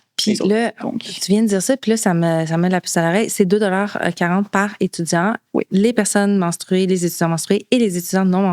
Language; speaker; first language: French; native; French